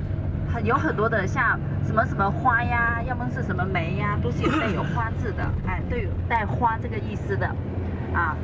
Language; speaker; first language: Chinese; native; Chinese